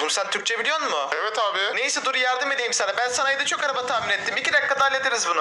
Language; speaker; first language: Turkish; native; Turkish